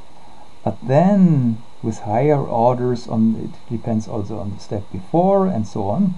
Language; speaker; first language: English; non-native, fluent; German